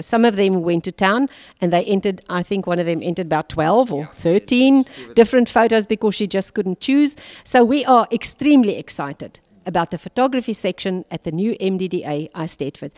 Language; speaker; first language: English; non-native, local second language; Afrikaans